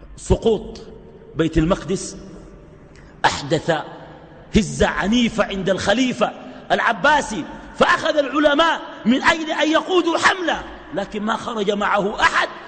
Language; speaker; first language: Arabic; native; Arabic